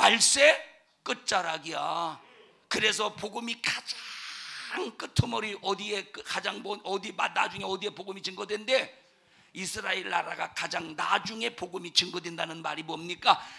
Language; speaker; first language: Korean; native; Korean